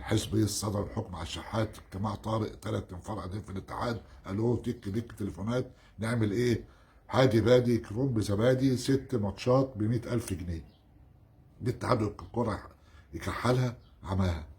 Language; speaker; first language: Arabic; native; Arabic